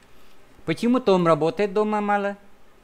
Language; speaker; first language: Russian; non-native, fluent; Vietnamese